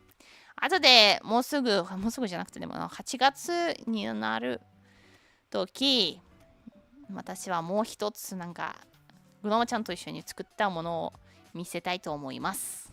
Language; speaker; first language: Japanese; non-native, learner; Russian